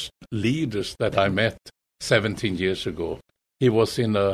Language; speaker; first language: English; non-native, fluent; Swedish